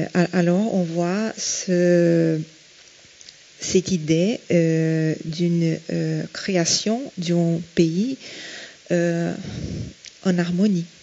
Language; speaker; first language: French; non-native, fluent; Portuguese